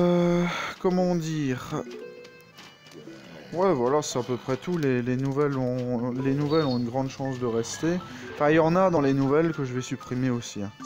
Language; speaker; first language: French; native; French